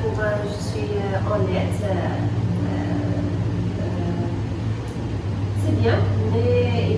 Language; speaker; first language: French; non-native, local second language; Arabic